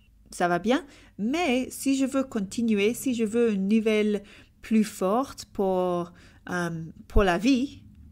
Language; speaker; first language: French; non-native, learner; English